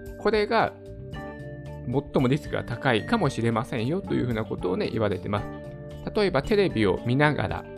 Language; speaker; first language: Japanese; native; Japanese